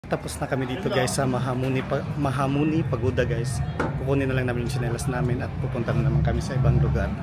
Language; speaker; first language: Filipino; native; Filipino